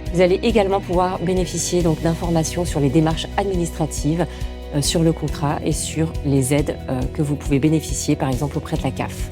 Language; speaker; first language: French; native; French